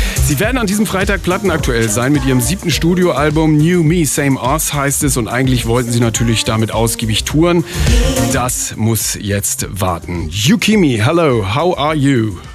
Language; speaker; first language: German; native; German